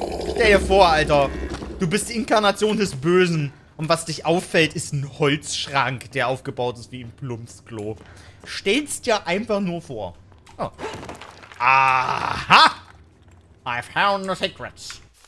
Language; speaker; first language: German; native; German